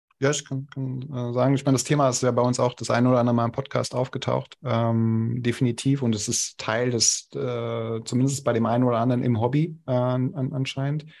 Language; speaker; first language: German; non-native, local second language; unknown